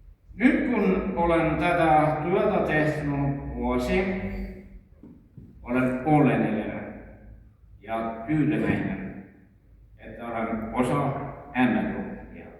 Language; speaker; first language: Finnish; non-native, local second language; Estonian